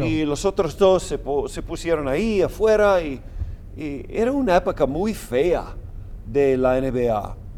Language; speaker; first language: Spanish; non-native, fluent; English